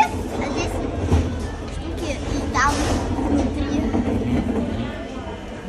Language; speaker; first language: Russian; early bilingual, heritage; Russian